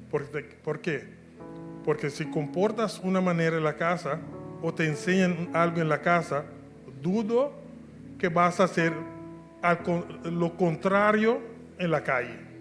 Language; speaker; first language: Spanish; non-native, local second language; Papiamento